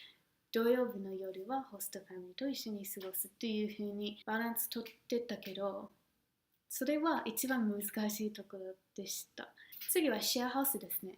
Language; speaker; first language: Japanese; non-native, fluent; English